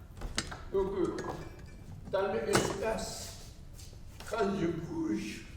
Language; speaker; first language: French; non-native, learner; Japanese